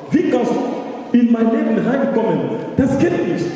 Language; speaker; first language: German; non-native, learner; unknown